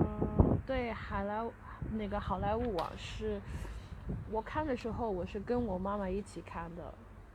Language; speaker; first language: Chinese; early bilingual, heritage; Chinese